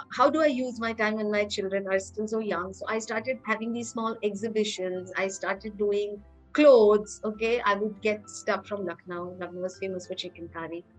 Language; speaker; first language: English; non-native, local second language; Hindi